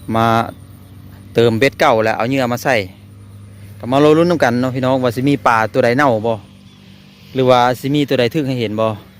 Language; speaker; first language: Thai; native; Thai